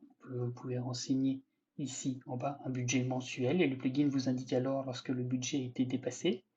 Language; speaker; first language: French; native; French